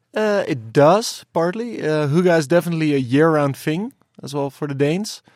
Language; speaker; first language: English; non-native, fluent; Dutch